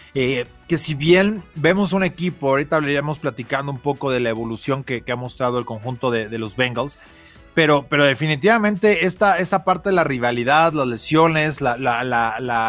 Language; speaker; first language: Spanish; native; Spanish